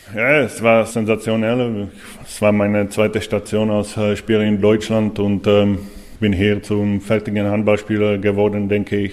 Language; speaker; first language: German; non-native, fluent; Czech